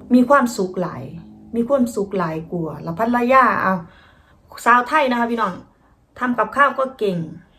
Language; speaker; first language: Thai; native; Thai